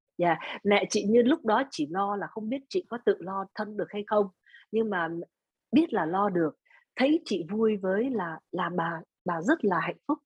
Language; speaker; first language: Vietnamese; early bilingual, other home language; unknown